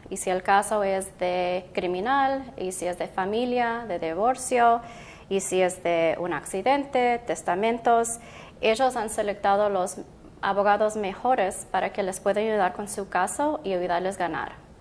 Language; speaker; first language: Spanish; early bilingual, heritage; Spanish